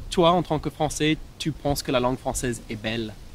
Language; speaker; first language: French; non-native, fluent; English